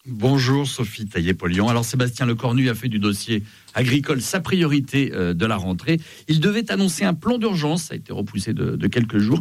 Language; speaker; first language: French; native; French